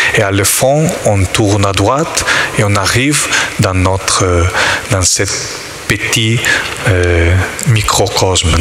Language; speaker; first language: French; non-native, learner; Italian